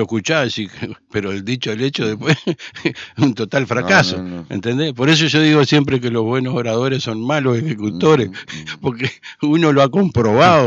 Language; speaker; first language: Spanish; native; Spanish